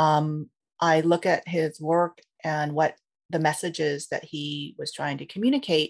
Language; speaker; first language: English; native; English